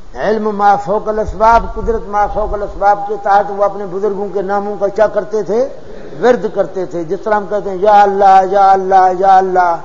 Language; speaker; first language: Urdu; non-native, local second language; Punjabi